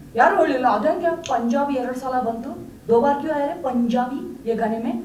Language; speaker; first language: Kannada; non-native, local second language; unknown